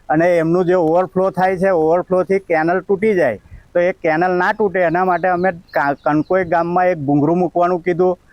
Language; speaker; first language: Gujarati; native; Gujarati